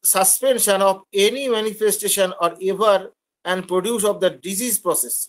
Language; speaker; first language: English; non-native, local second language; Bangla